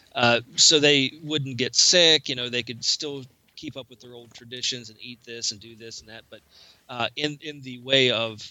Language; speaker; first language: English; native; English